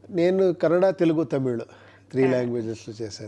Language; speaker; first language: Telugu; non-native, local second language; Kannada